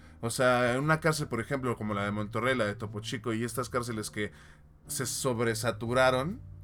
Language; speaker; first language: Spanish; native; Spanish